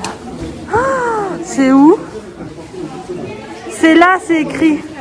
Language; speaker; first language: French; native; French